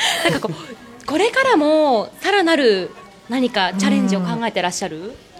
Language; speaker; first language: Japanese; native; Japanese